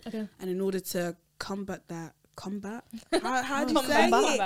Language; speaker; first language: English; native; English